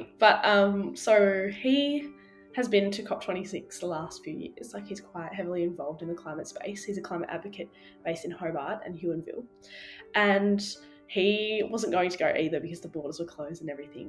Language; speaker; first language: English; native; English